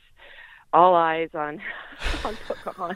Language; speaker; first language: English; native; English